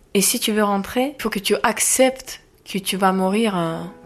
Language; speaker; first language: French; non-native, fluent; Ukrainian